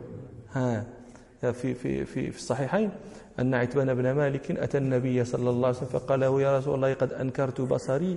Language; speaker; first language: Arabic; native; Arabic